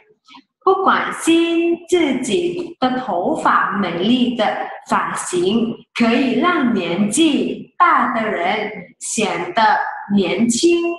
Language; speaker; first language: Chinese; non-native, fluent; Thai